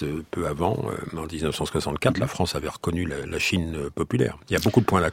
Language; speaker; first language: French; native; French